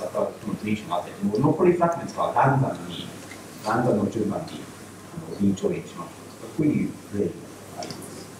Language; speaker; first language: Japanese; non-native, learner; English